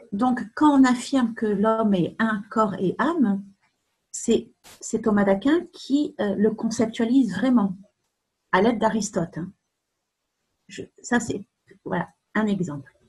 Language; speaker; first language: French; native; French